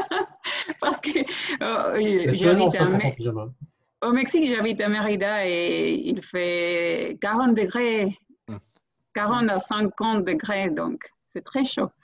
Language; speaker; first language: French; non-native, fluent; Spanish